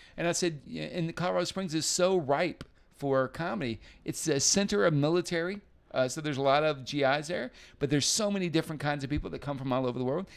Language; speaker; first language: English; native; English